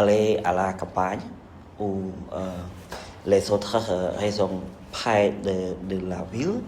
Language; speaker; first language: French; non-native, learner; Khmer